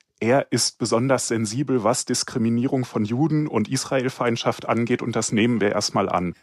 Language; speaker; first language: German; native; German